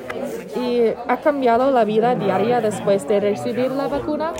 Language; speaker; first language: Spanish; non-native, learner; English